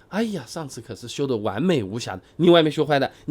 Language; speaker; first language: Chinese; native; Chinese